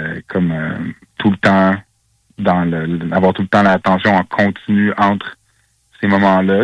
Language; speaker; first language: French; native; French